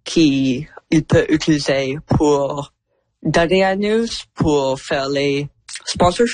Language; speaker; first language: French; non-native, learner; English